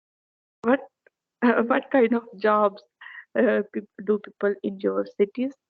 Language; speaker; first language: English; non-native, learner; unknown